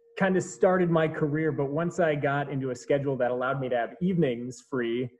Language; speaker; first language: English; native; English